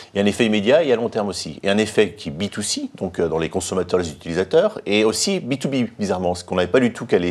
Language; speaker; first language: French; native; French